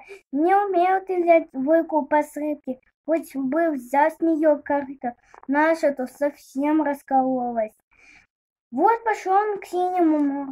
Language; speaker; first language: Russian; native; Russian